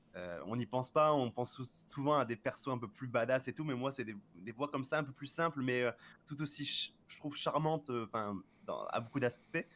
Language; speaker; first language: French; native; French